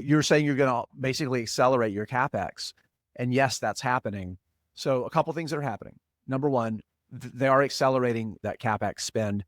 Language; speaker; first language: English; native; English